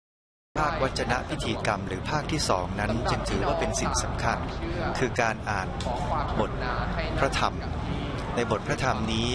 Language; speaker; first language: Thai; native; Thai